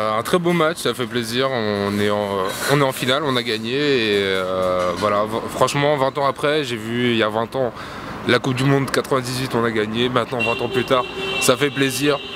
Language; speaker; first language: French; native; French